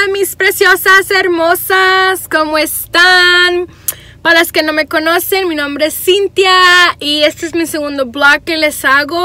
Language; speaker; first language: Spanish; early bilingual, heritage; Spanish